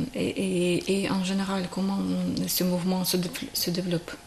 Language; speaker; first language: French; non-native, learner; Ukrainian